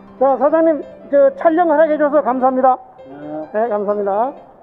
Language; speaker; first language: Korean; native; Korean